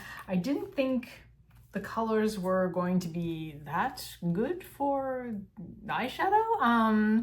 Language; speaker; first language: English; native; English